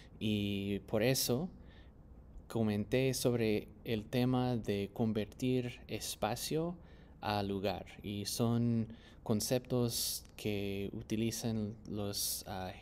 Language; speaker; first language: Spanish; non-native, fluent; English